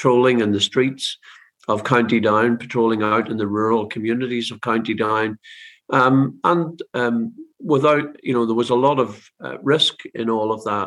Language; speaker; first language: English; native; English